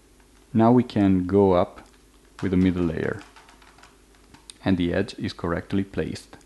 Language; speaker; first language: English; non-native, fluent; Italian